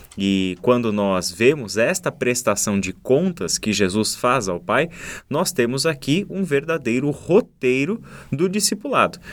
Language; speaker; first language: Portuguese; native; Portuguese